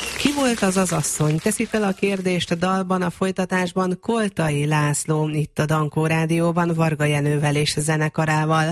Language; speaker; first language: Hungarian; native; Hungarian